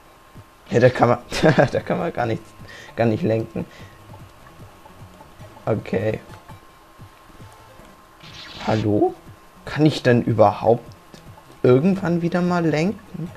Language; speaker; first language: German; native; German